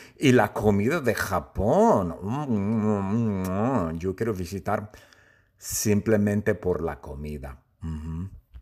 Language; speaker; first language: Spanish; non-native, fluent; English